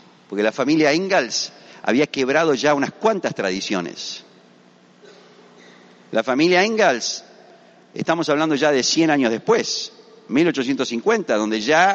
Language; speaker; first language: Spanish; native; Spanish